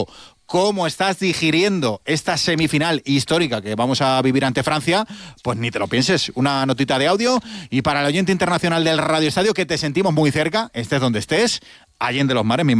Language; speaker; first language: Spanish; native; Spanish